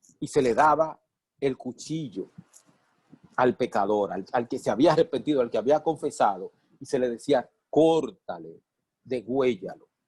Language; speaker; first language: Spanish; native; Spanish